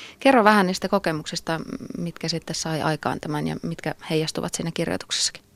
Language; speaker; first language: Finnish; native; Finnish